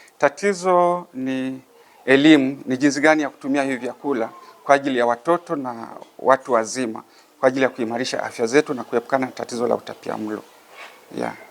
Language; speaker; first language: Swahili; native; Swahili